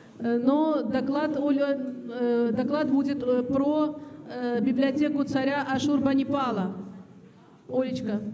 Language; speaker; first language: Russian; non-native, local second language; Assyrian Neo-Aramaic